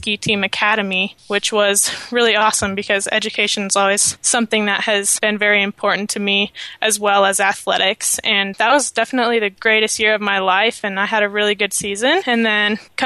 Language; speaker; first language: English; native; English